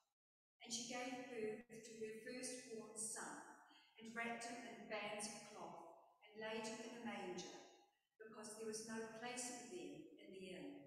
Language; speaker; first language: English; native; English